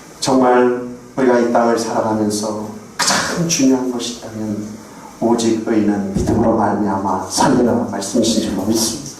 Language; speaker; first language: Korean; native; Korean